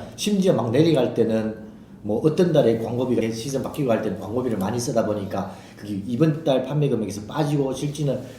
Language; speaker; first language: Korean; early bilingual, heritage; Korean